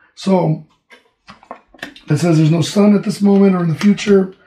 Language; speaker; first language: English; early bilingual, other home language; Spanish